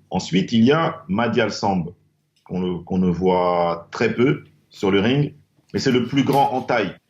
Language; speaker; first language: French; native; French